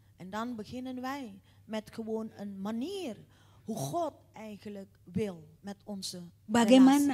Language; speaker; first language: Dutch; non-native, fluent; Indonesian